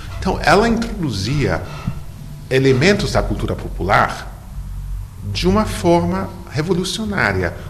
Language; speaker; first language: Portuguese; non-native, fluent; English